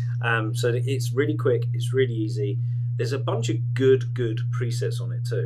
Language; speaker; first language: English; native; English